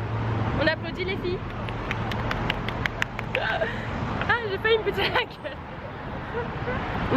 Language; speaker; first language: French; native; French